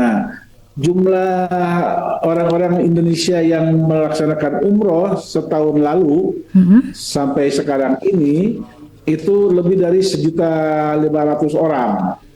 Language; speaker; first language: Indonesian; native; Indonesian